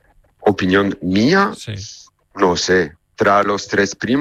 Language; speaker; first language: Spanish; non-native, learner; Italian